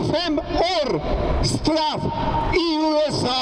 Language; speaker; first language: Swedish; non-native, fluent; Spanish